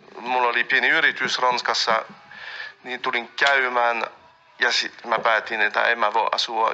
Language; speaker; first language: Finnish; non-native, fluent; French